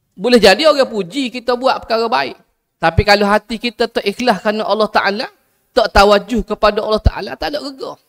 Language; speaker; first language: Malay; native; Malay